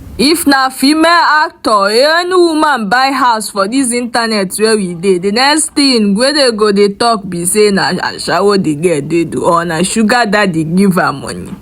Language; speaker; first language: Nigerian Pidgin; native; Nigerian Pidgin